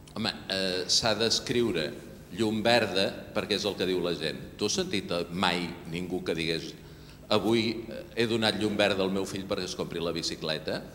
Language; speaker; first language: Catalan; non-native, local second language; Spanish